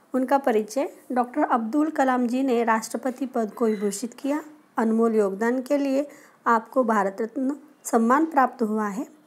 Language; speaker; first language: Hindi; non-native, local second language; Marathi